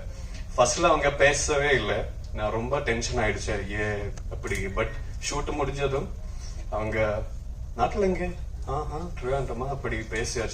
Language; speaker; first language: Tamil; non-native, learner; Malayalam